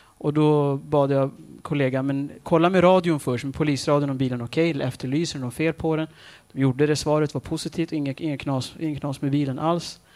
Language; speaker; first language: Swedish; early bilingual, other home language; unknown